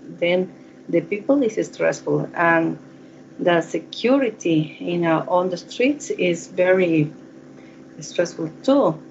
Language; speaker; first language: English; non-native, learner; Spanish